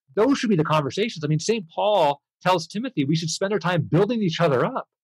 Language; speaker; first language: English; native; English